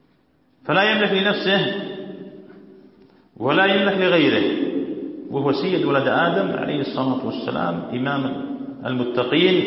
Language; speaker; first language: Arabic; native; Arabic